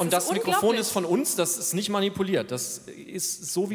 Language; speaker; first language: German; native; German